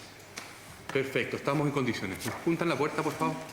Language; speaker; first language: Spanish; native; Spanish